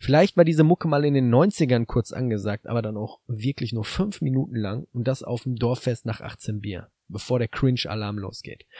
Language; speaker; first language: German; native; German